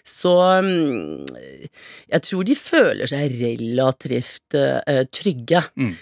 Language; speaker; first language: Norwegian; native; Norwegian